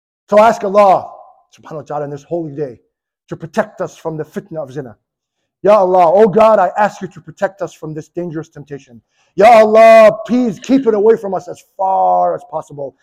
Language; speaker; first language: English; native; English